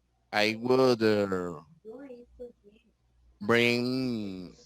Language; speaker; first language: English; non-native, learner; Spanish